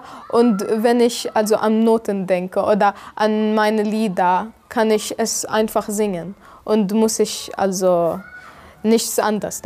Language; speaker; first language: German; non-native, fluent; Arabic